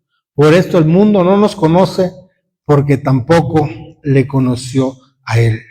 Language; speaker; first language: Spanish; native; Spanish